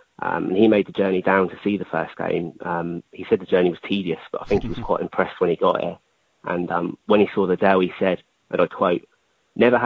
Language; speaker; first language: English; native; English